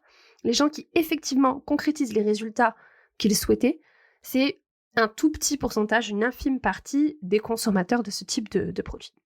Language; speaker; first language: French; native; French